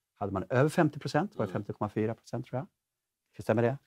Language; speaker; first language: Swedish; native; Swedish